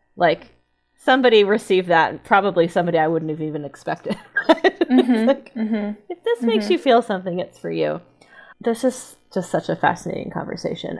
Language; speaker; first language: English; native; English